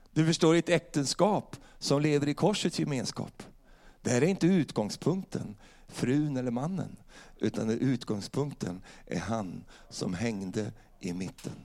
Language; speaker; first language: Swedish; native; Swedish